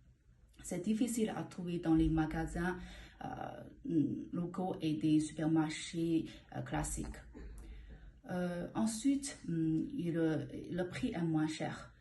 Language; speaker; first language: French; non-native, learner; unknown